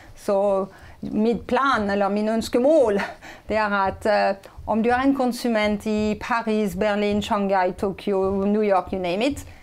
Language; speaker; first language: Swedish; non-native, fluent; French